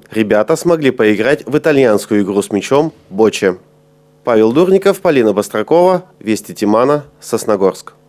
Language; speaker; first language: Russian; native; Russian